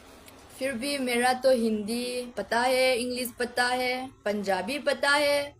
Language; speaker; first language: Hindi; non-native, learner; Mizo